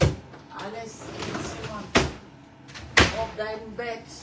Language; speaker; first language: German; non-native, learner; French